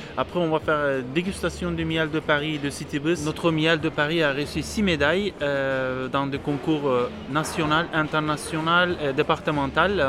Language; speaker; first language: French; non-native, fluent; Turkish